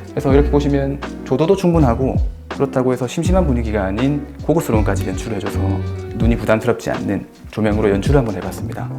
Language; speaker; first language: Korean; native; Korean